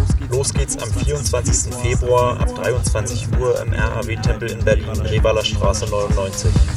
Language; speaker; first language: German; native; German